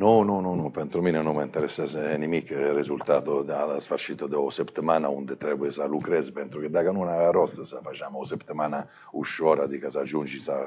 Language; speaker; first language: Romanian; non-native, fluent; Italian